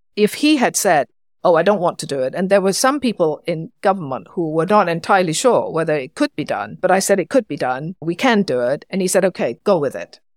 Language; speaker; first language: English; non-native, local second language; Cantonese